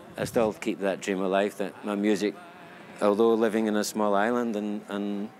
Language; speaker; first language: English; native; English